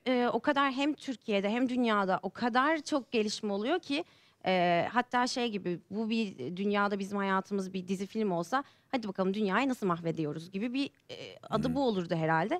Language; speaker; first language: Turkish; native; Turkish